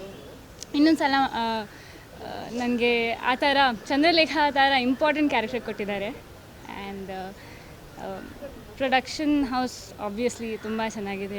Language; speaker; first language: Kannada; non-native, fluent; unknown